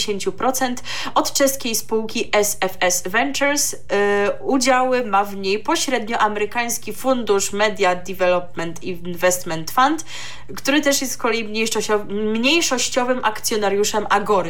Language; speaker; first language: Polish; native; Polish